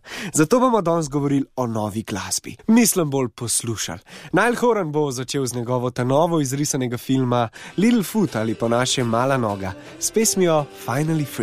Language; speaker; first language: Slovenian; native; Slovenian